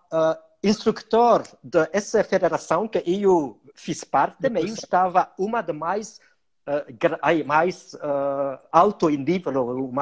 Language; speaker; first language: Portuguese; non-native, learner; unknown